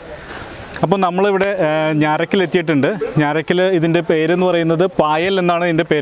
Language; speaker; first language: Malayalam; native; Malayalam